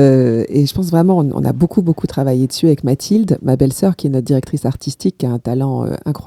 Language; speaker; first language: French; native; French